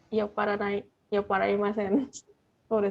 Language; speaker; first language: Japanese; non-native, fluent; Indonesian